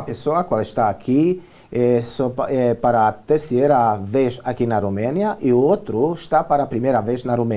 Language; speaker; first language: Portuguese; non-native, learner; Romanian